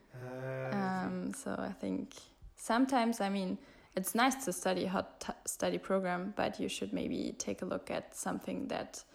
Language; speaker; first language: English; non-native, fluent; German